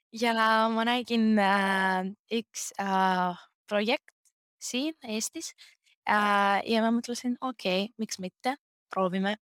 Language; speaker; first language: Estonian; non-native, learner; Greek